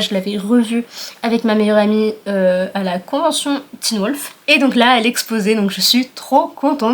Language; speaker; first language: French; native; French